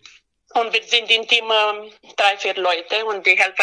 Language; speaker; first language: German; non-native, learner; Romanian